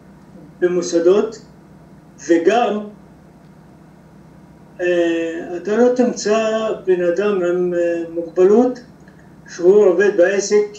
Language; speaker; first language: Hebrew; non-native, local second language; Arabic